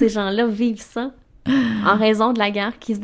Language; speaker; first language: French; native; French